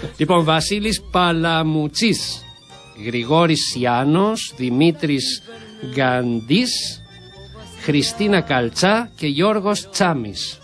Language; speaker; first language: Greek; non-native, fluent; Spanish